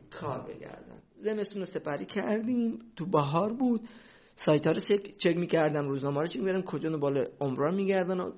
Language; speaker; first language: Persian; non-native, local second language; Central Kurdish